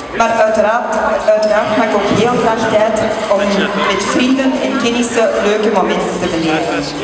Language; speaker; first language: Dutch; native; Dutch